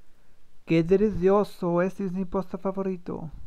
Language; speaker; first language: Spanish; non-native, learner; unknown